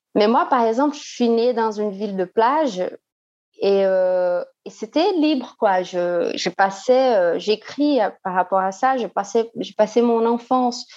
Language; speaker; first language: French; non-native, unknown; Portuguese